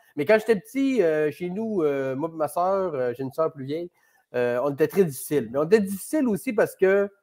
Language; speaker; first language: French; native; French